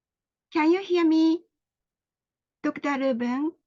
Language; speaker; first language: English; non-native, learner; Japanese